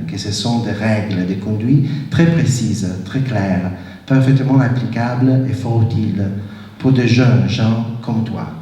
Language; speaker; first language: French; non-native, fluent; Italian